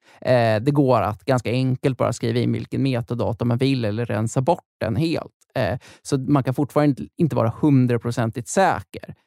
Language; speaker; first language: Swedish; native; Swedish